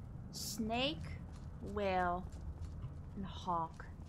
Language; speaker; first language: English; non-native, fluent; Hungarian